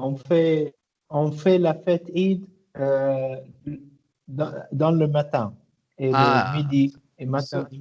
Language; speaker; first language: French; non-native, learner; Arabic